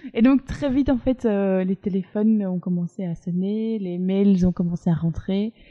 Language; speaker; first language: French; native; French